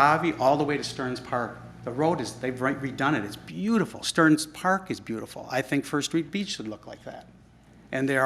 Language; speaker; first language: English; native; English